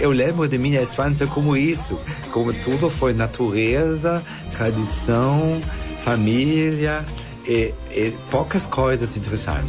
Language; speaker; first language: Portuguese; non-native, fluent; German